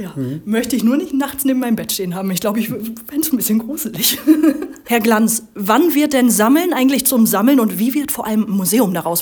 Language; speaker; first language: German; native; German